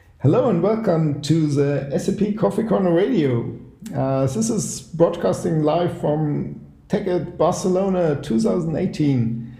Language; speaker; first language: English; non-native, fluent; German